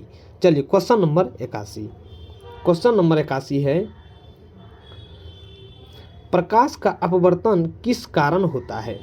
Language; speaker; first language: Hindi; native; Hindi